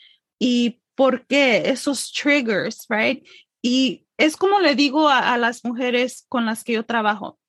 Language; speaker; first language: Spanish; early bilingual, heritage; English